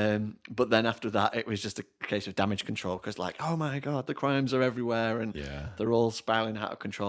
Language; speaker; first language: English; native; English